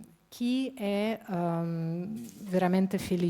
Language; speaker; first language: Italian; non-native, fluent; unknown